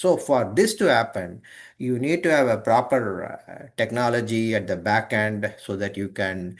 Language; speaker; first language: English; non-native, local second language; Tamil